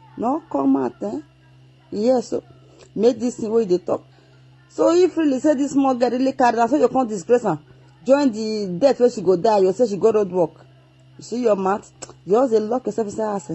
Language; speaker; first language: Nigerian Pidgin; non-native, local second language; Igbo